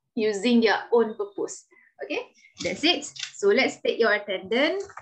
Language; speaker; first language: English; non-native, local second language; Malay